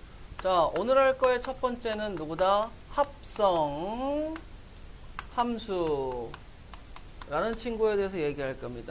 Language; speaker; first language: Korean; native; Korean